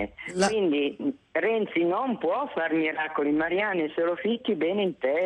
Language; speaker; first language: Italian; native; Italian